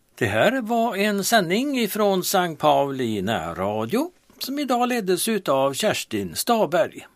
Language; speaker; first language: Swedish; native; Swedish